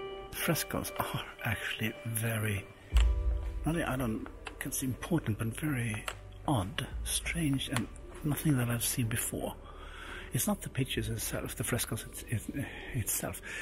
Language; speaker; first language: English; non-native, fluent; Swedish